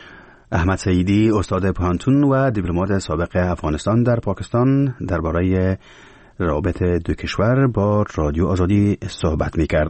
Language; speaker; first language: Persian; native; Persian